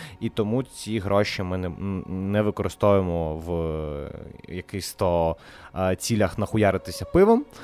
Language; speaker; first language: Ukrainian; non-native, local second language; Russian